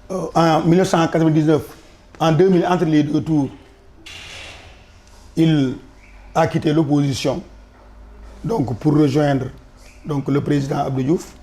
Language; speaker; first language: French; non-native, local second language; Wolof